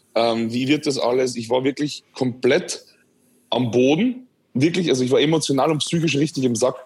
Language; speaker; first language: German; native; German